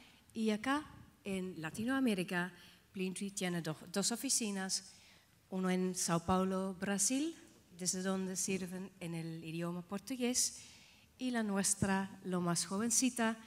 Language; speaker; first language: Spanish; non-native, fluent; Dutch